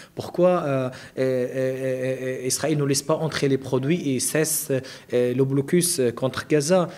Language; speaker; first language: French; non-native, fluent; Arabic